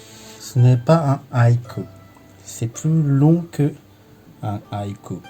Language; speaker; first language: French; non-native, fluent; Japanese